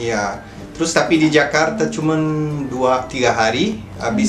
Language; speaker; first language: Indonesian; non-native, fluent; Portuguese